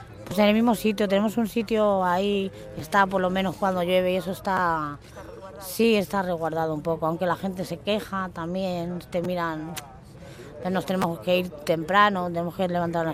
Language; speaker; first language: Spanish; native; Spanish